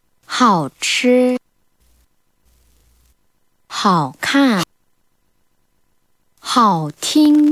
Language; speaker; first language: Chinese; non-native, learner; Korean